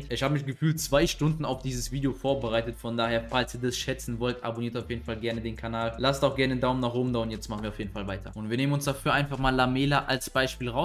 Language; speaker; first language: German; native; German